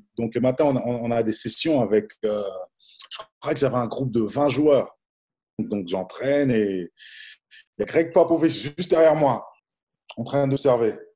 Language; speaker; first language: French; non-native, local second language; Lingala